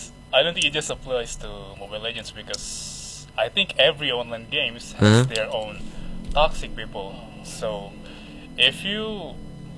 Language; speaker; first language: English; non-native, fluent; Indonesian